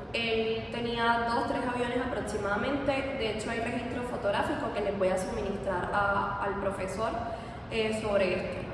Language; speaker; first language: Spanish; native; Spanish